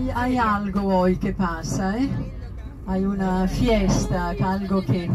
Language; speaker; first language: Spanish; non-native, fluent; Italian